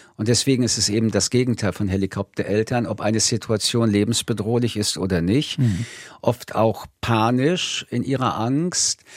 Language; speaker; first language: German; early bilingual, other home language; French